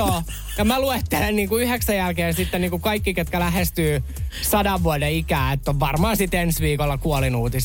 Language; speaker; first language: Finnish; native; Finnish